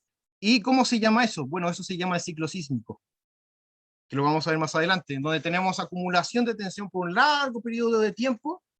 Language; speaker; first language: Spanish; native; Spanish